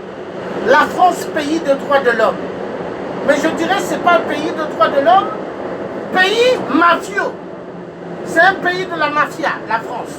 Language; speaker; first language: French; native; French